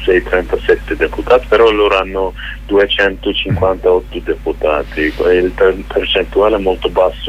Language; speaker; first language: Italian; non-native, fluent; Kurdish